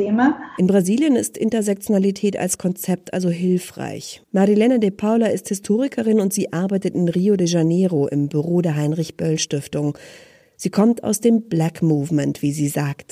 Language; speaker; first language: German; native; German